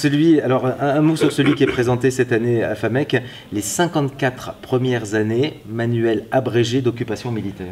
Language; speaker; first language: French; native; French